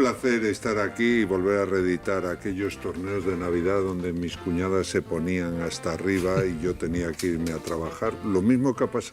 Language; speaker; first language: Spanish; native; Spanish